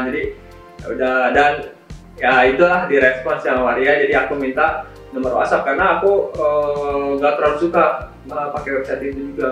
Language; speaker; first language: Indonesian; native; Indonesian